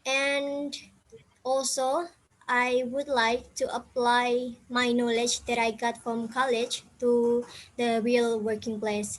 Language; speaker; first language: English; non-native, fluent; Indonesian